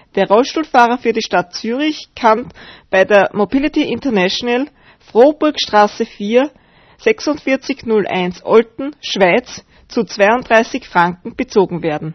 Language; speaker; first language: German; native; German